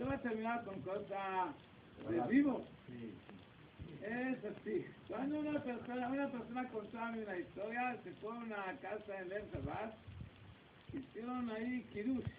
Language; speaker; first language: Spanish; non-native, learner; Hebrew